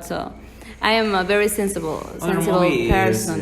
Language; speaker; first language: English; non-native, learner; Spanish